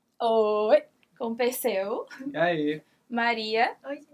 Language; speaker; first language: Portuguese; native; Portuguese